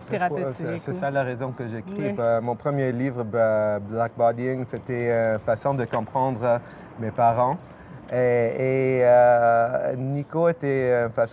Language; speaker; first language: French; non-native, fluent; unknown